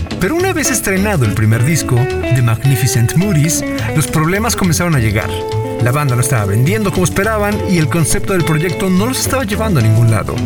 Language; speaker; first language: Spanish; native; Spanish